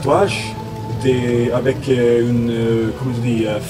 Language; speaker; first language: French; non-native, learner; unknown